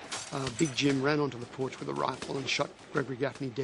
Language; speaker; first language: English; native; English